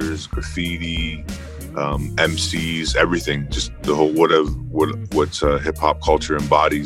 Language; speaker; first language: English; native; English